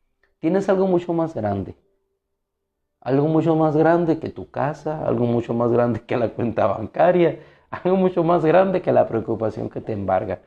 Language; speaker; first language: Spanish; native; Spanish